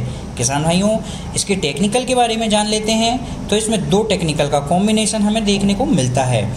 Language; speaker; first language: Hindi; native; Hindi